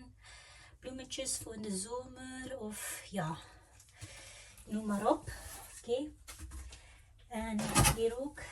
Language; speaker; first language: Dutch; non-native, fluent; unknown